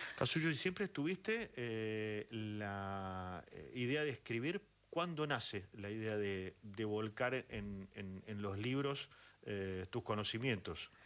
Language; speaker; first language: Spanish; native; Spanish